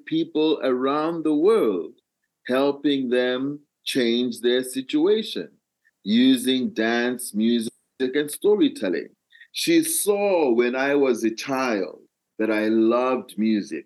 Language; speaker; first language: English; non-native, local second language; Nyanja